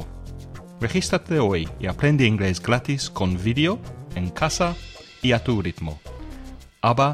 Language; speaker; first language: Spanish; non-native, fluent; English